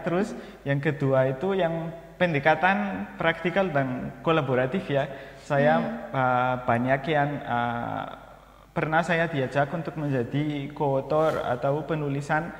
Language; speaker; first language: Indonesian; non-native, fluent; Malagasy